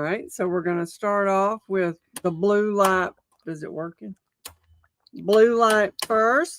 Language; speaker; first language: English; native; English